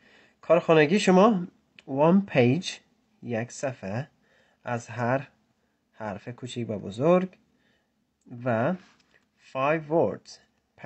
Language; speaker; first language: Persian; native; Persian